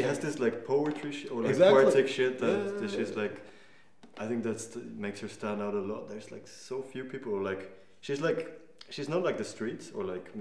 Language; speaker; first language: English; non-native, fluent; Danish